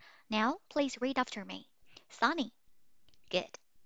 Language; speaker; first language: English; non-native, fluent; Chinese